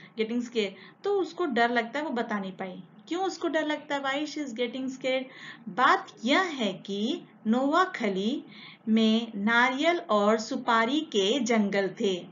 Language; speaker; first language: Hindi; non-native, local second language; Telugu